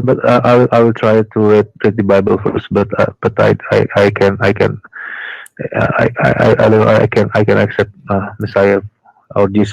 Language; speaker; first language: English; non-native, learner; Indonesian